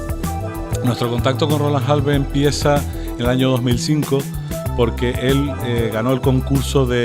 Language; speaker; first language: Spanish; native; Spanish